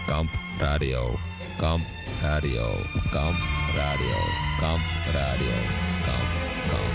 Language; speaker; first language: Dutch; native; Dutch